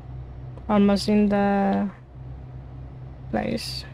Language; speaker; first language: English; non-native, learner; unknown